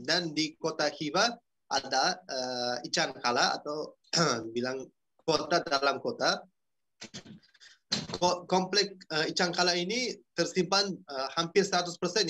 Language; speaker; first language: Indonesian; non-native, fluent; Uzbek